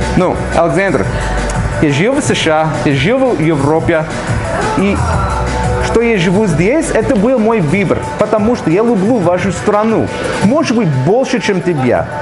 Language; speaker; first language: Russian; non-native, learner; English